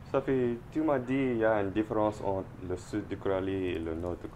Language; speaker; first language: French; non-native, learner; English